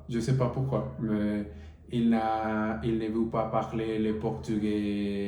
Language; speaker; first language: French; non-native, learner; Spanish